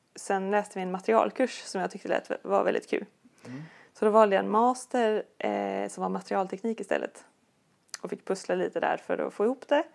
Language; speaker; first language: Swedish; native; Swedish